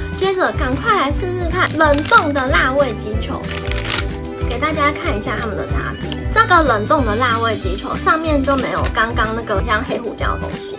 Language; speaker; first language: Chinese; native; Chinese